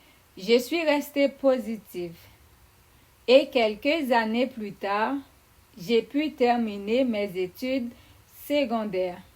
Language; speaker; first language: French; non-native, fluent; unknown